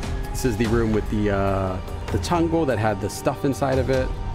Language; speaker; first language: English; native; English